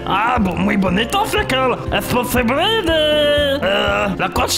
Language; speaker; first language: Spanish; non-native, learner; French